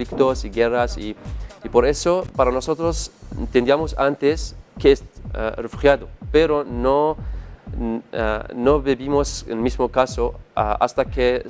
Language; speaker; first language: Spanish; non-native, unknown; Arabic